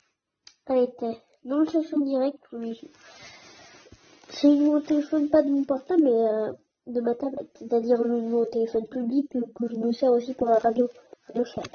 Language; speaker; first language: French; native; French